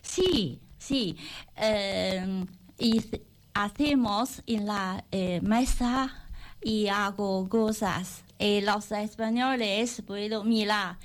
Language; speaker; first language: Spanish; non-native, learner; Chinese